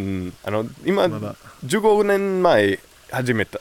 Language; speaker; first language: Japanese; non-native, learner; English